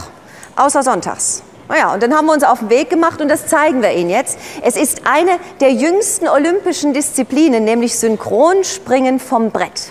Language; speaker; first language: German; native; German